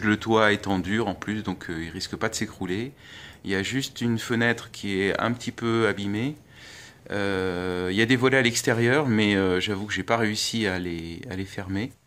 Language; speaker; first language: French; native; French